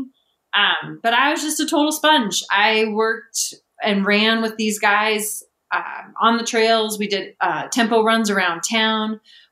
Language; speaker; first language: English; native; English